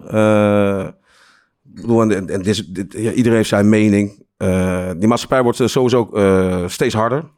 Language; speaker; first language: Dutch; native; Dutch